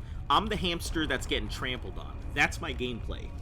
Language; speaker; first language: English; native; English